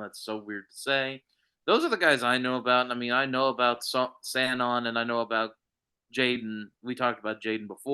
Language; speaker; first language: English; native; English